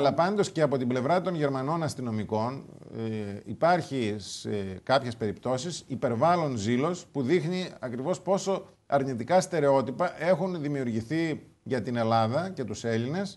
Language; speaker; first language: Greek; native; Greek